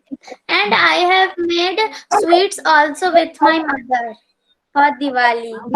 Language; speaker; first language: English; non-native, learner; Hindi